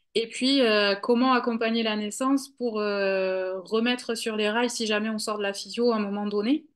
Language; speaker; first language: French; native; French